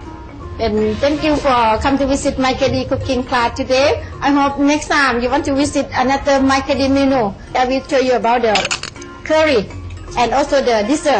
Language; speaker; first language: English; non-native, learner; Thai